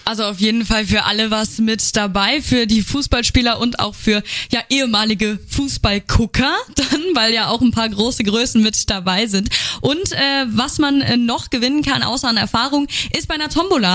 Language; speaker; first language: German; native; German